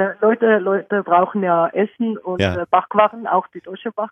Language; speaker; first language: German; non-native, fluent; Norwegian